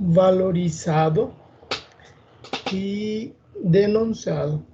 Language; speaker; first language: Portuguese; non-native, learner; Spanish